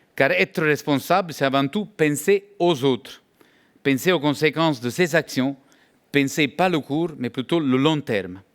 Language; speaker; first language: French; non-native, fluent; Italian